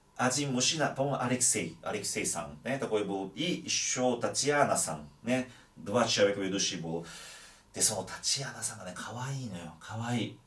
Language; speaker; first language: Russian; non-native, fluent; Japanese